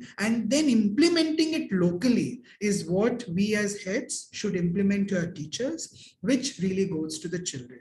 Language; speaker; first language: English; non-native, local second language; Hindi